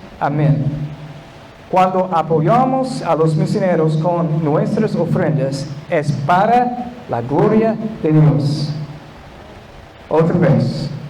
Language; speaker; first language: Spanish; non-native, fluent; English